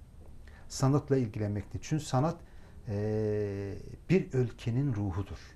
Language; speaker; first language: Turkish; non-native, local second language; Azerbaijani